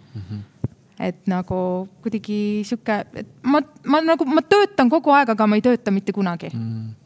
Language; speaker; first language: Estonian; native; Estonian